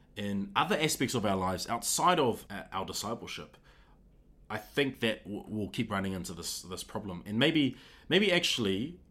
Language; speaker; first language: English; native; English